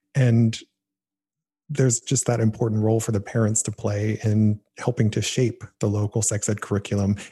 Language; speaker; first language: English; native; English